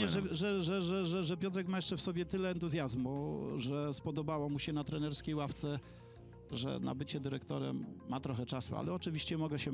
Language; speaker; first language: Polish; native; Polish